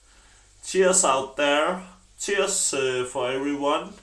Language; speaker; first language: English; non-native, learner; Danish